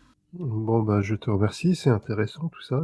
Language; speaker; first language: French; native; French